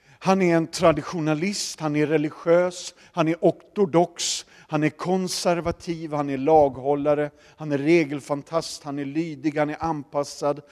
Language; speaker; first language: Swedish; native; Swedish